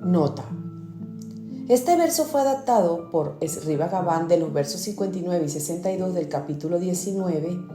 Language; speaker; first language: Spanish; native; Spanish